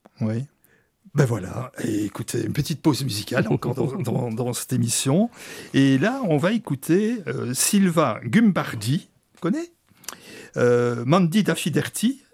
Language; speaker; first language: French; native; French